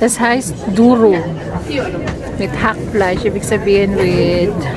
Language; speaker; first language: German; non-native, learner; Filipino